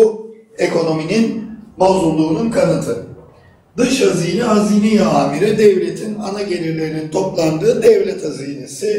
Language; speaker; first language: Turkish; native; Turkish